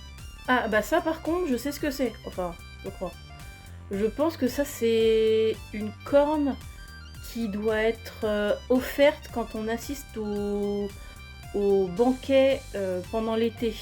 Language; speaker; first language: French; native; French